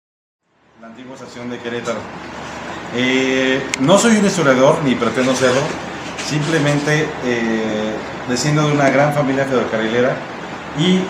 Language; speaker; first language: Spanish; native; Spanish